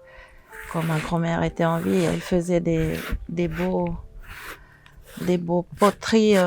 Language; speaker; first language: French; non-native, local second language; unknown